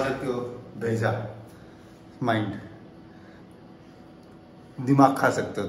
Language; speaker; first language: Hindi; native; Hindi